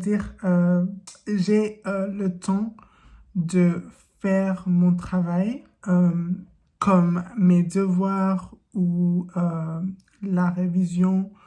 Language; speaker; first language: French; non-native, learner; English